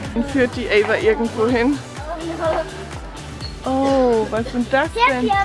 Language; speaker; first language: German; native; German